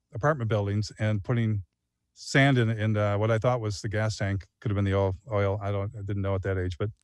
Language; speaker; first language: English; native; English